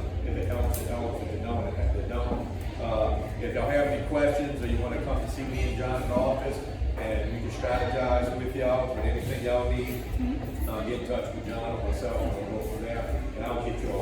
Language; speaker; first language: English; native; English